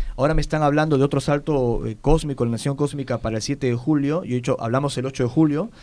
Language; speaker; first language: Spanish; native; Spanish